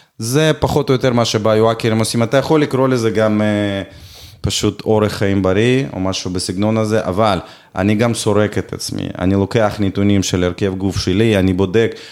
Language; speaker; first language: Hebrew; non-native, fluent; Russian